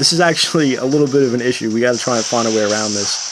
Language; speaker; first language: English; native; English